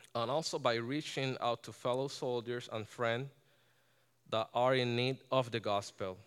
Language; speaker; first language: English; non-native, fluent; Spanish